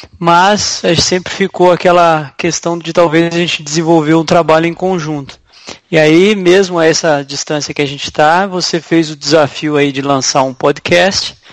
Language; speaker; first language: Portuguese; native; Portuguese